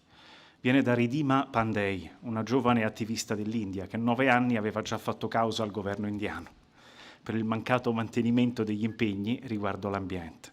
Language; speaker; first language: Italian; native; Italian